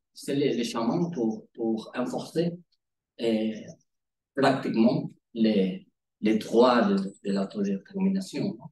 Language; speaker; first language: French; non-native, learner; Spanish